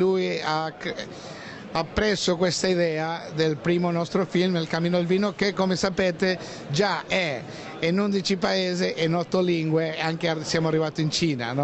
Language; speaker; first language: Italian; non-native, fluent; Spanish